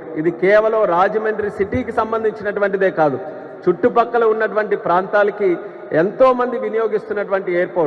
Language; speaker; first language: Telugu; native; Telugu